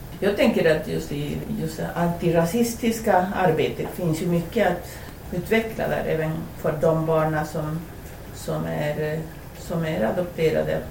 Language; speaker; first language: Swedish; non-native, fluent; Spanish